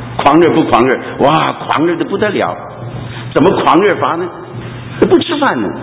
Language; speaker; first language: Chinese; non-native, local second language; Cantonese